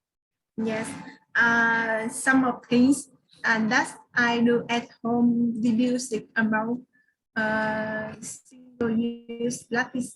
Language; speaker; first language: English; non-native, learner; Vietnamese